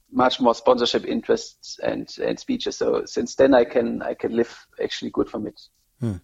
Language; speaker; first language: English; non-native, fluent; German